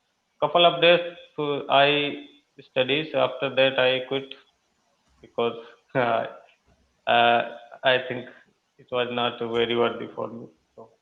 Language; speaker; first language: English; non-native, learner; Hindi